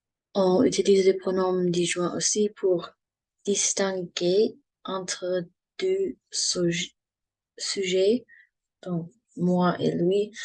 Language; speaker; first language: French; non-native, learner; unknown